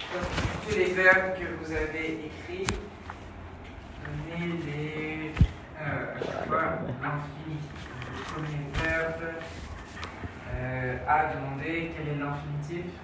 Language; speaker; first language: French; non-native, fluent; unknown